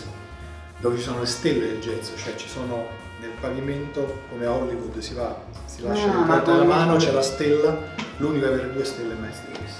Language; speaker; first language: Italian; native; Italian